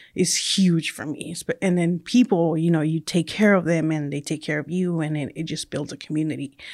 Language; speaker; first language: English; early bilingual, other home language; Spanish